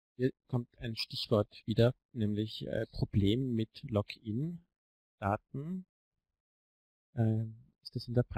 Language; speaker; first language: German; native; German